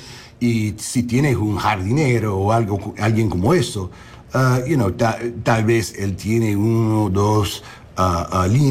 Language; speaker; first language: Spanish; early bilingual, heritage; English